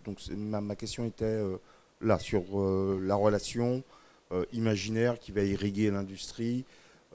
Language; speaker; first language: French; native; French